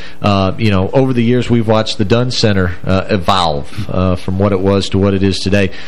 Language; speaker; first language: English; native; English